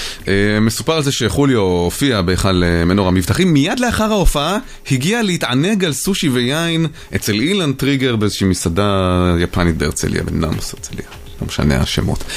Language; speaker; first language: Hebrew; native; Hebrew